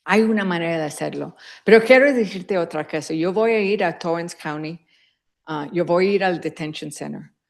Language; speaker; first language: Spanish; early bilingual, heritage; Spanish